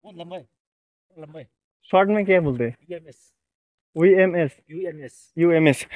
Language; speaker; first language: Hindi; non-native, local second language; Bangla